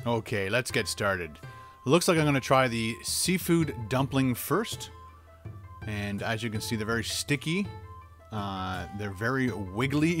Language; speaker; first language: English; native; English